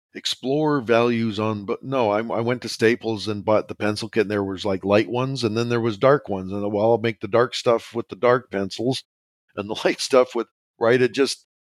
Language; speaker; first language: English; native; English